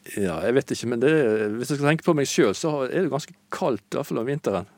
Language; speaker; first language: Norwegian; native; Norwegian